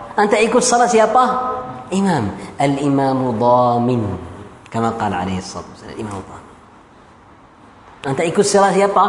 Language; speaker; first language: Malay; non-native, fluent; Arabic